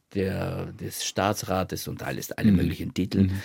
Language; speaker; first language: German; non-native, fluent; Bulgarian